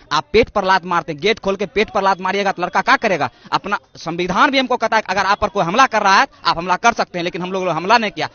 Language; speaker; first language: Hindi; native; Hindi